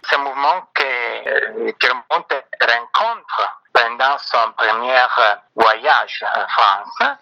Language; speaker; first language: French; non-native, fluent; Italian